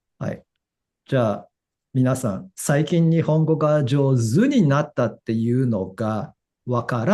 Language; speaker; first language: Japanese; non-native, fluent; English